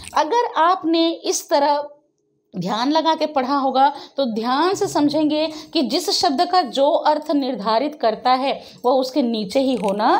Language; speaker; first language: Hindi; native; Hindi